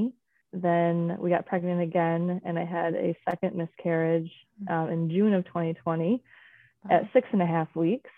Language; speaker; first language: English; native; English